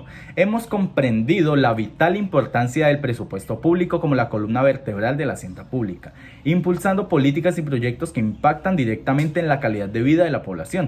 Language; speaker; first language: Spanish; native; Spanish